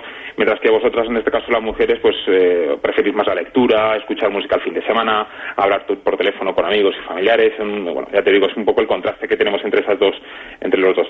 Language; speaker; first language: Spanish; native; Spanish